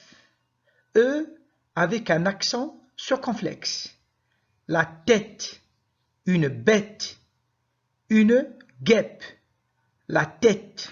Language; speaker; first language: French; non-native, local second language; Arabic